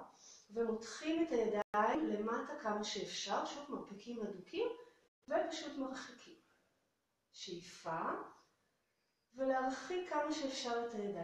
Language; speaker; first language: Hebrew; native; Hebrew